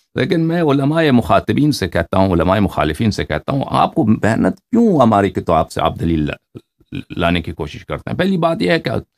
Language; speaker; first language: Hindi; non-native, fluent; Persian